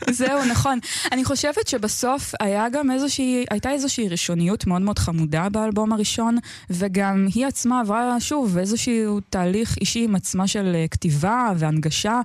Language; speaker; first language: Hebrew; native; Hebrew